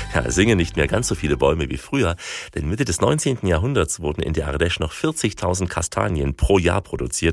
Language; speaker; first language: German; native; German